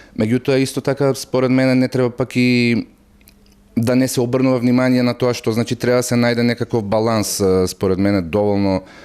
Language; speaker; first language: Macedonian; native; Macedonian